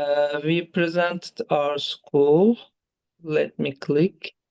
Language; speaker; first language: English; non-native, fluent; Turkish